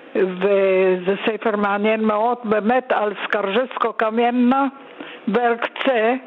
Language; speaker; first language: Hebrew; non-native, fluent; Polish